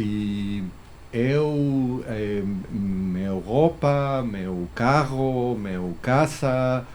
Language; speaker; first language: Portuguese; non-native, learner; Spanish